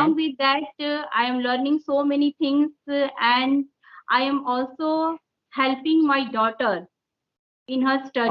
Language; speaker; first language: English; non-native, local second language; Hindi